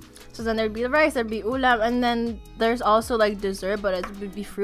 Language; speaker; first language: English; non-native, local second language; Filipino